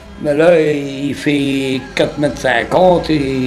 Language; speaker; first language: French; native; French